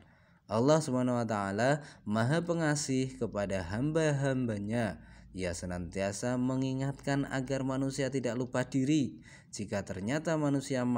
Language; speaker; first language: Indonesian; native; Indonesian